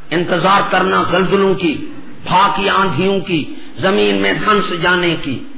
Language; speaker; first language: Urdu; non-native, local second language; Punjabi